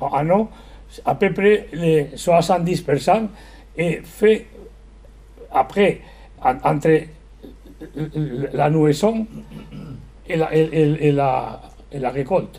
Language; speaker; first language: French; non-native, learner; Spanish